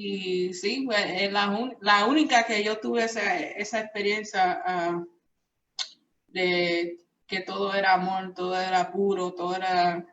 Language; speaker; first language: Spanish; early bilingual, heritage; Spanish